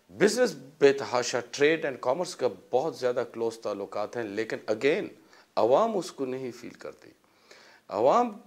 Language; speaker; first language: Urdu; non-native, local second language; Pashto